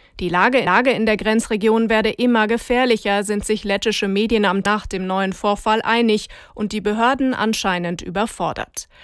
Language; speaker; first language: German; native; German